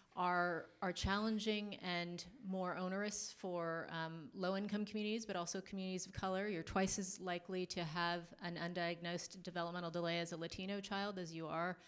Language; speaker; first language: English; native; English